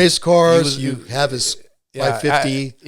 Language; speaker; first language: English; native; English